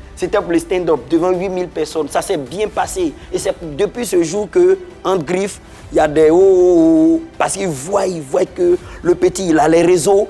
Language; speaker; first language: French; non-native, local second language; Baoulé